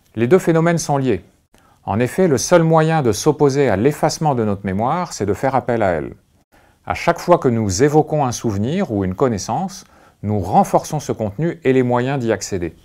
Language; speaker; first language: French; native; French